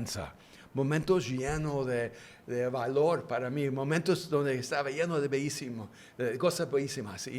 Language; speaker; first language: Spanish; early bilingual, heritage; English